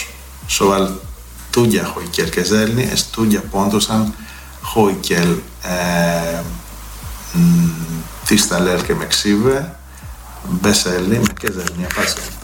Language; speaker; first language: Hungarian; non-native, fluent; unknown